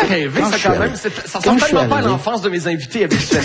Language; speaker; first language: French; native; French